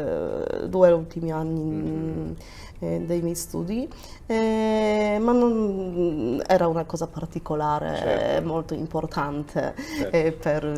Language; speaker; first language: Italian; non-native, fluent; Polish